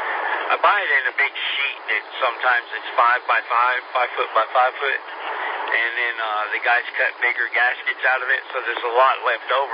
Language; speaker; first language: English; native; English